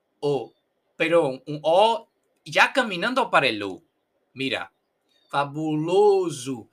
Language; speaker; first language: Spanish; non-native, fluent; Portuguese